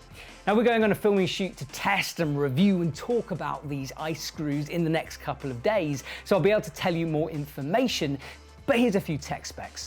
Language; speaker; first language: English; native; English